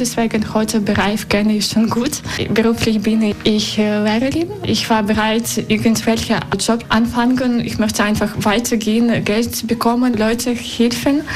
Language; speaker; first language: German; non-native, learner; Russian